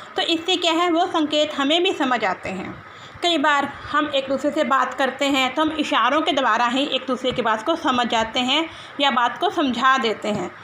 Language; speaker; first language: Hindi; non-native, local second language; Punjabi